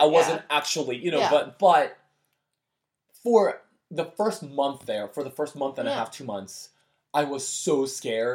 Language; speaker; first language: English; early bilingual, other home language; Korean